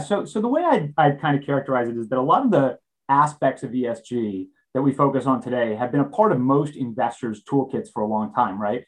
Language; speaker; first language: English; native; English